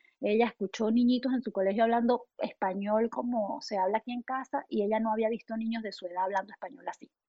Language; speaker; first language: Spanish; native; Spanish